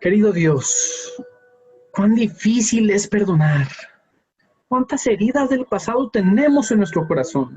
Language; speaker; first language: Spanish; native; Spanish